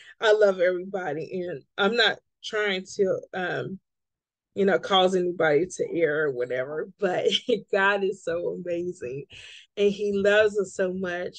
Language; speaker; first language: English; native; English